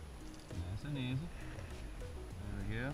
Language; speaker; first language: English; native; English